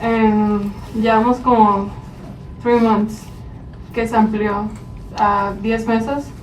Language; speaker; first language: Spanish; early bilingual, other home language; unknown